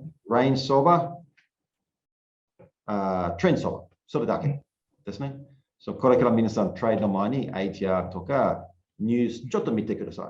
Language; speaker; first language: Japanese; non-native, learner; English